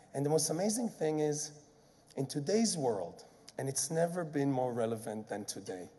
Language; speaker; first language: English; non-native, fluent; Hebrew